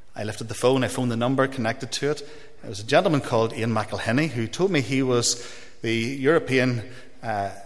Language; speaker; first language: English; native; English